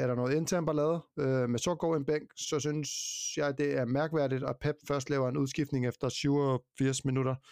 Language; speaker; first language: Danish; native; Danish